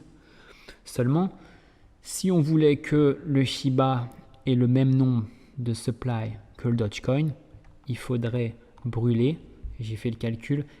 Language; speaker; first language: French; native; French